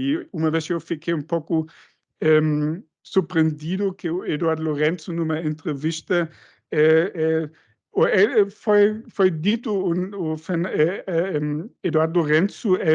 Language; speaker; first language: Portuguese; non-native, fluent; German